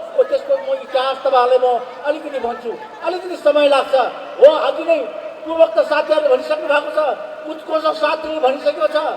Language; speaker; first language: Nepali; non-native, local second language; Eastern Tamang